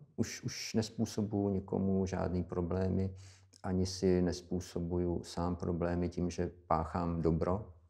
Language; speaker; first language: Czech; native; Czech